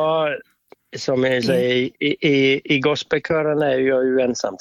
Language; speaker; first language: Swedish; native; Swedish